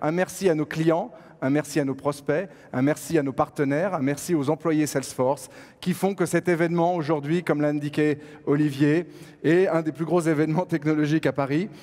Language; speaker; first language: French; native; French